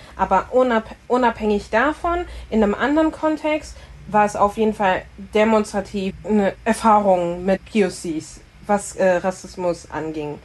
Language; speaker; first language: German; native; German